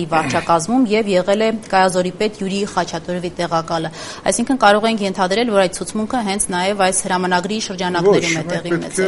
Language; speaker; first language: Armenian; native; Armenian